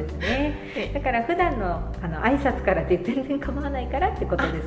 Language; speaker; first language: Japanese; native; Japanese